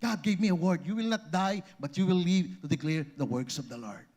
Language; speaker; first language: English; non-native, local second language; Filipino